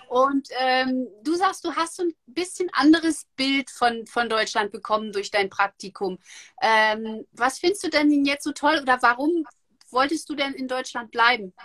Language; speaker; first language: German; native; German